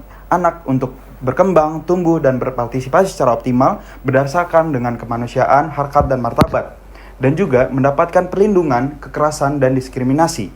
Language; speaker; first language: Indonesian; native; Indonesian